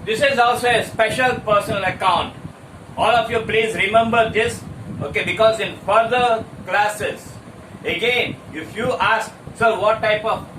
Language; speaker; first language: English; non-native, local second language; Telugu